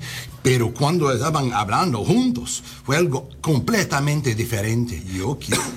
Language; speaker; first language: Spanish; non-native, learner; English